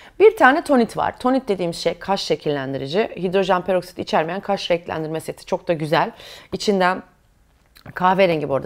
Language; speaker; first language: Turkish; native; Turkish